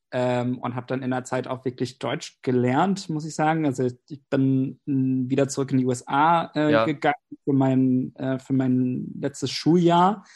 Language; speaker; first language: German; non-native, fluent; English